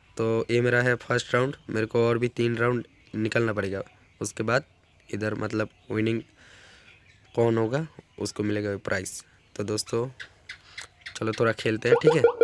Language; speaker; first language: Hindi; non-native, local second language; Bangla